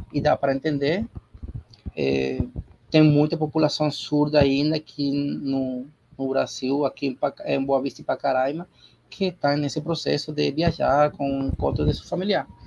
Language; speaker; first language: Portuguese; non-native, learner; Spanish